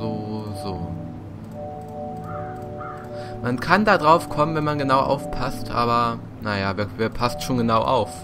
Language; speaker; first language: German; native; German